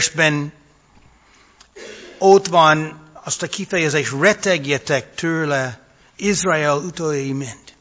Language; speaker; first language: Hungarian; non-native, fluent; English